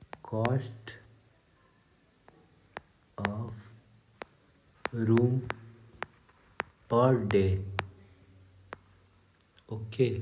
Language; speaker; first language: Hindi; native; Hindi